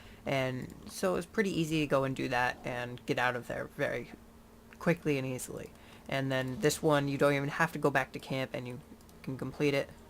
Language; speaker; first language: English; native; English